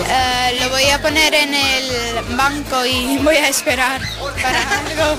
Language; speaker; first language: Spanish; early bilingual, other home language; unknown